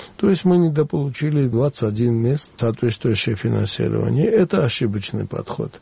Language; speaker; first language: Russian; non-native, local second language; Georgian